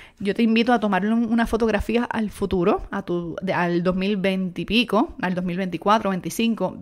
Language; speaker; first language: Spanish; native; Spanish